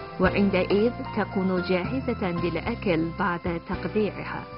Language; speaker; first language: Arabic; non-native, fluent; Chinese